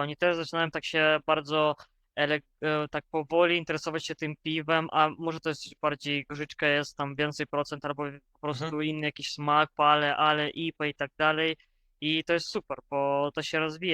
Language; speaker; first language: Polish; non-native, fluent; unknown